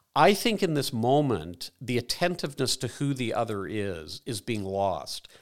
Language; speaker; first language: English; native; English